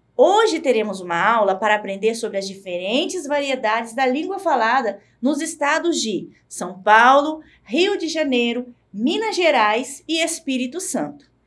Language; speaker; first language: Portuguese; native; Portuguese